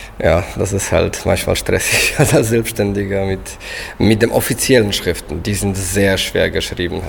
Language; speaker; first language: German; non-native, fluent; Polish